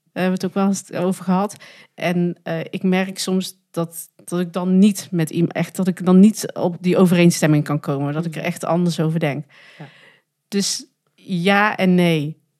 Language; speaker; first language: Dutch; native; Dutch